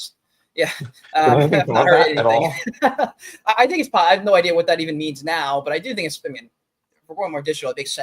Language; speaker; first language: English; native; English